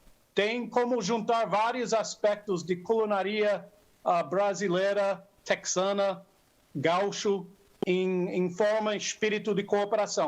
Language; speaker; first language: Portuguese; non-native, fluent; English